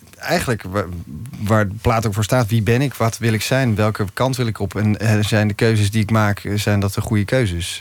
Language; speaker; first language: Dutch; native; Dutch